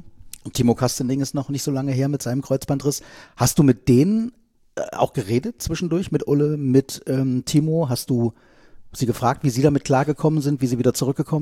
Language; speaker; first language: German; native; German